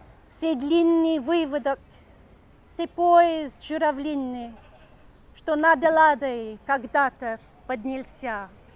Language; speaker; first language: Russian; non-native, fluent; English